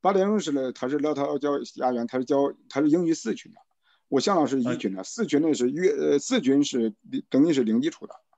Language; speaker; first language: Chinese; native; Chinese